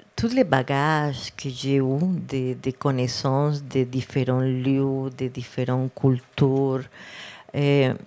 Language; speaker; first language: French; non-native, fluent; Spanish